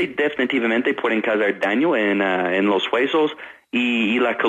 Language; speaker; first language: Spanish; non-native, fluent; English